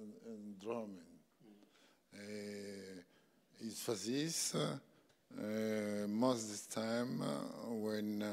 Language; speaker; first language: English; non-native, learner; French